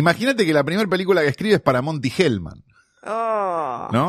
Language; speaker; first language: Spanish; native; Spanish